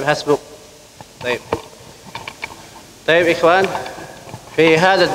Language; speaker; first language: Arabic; non-native, fluent; Indonesian